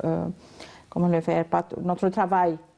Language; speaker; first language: French; non-native, learner; Arabic